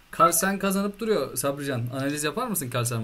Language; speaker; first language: Turkish; native; Turkish